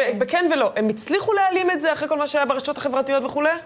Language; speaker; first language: Hebrew; native; Hebrew